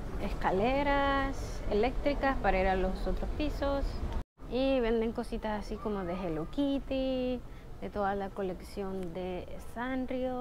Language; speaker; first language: Spanish; early bilingual, heritage; Spanish